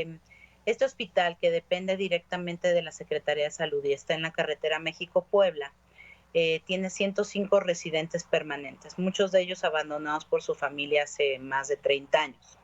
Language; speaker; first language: Spanish; native; Spanish